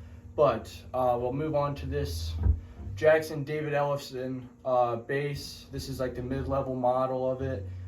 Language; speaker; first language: English; native; English